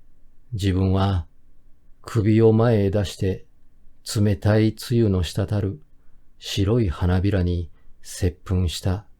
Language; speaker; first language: Japanese; native; Japanese